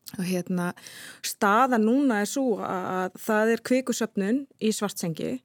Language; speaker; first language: Icelandic; non-native, fluent; Dutch